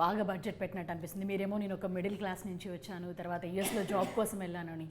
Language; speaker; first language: Telugu; native; Telugu